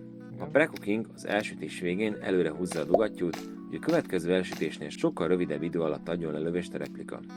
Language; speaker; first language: Hungarian; native; Hungarian